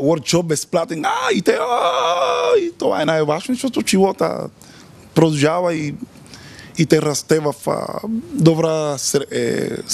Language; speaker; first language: Bulgarian; non-native, learner; Spanish